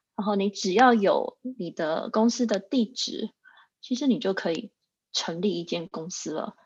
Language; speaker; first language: Chinese; native; Chinese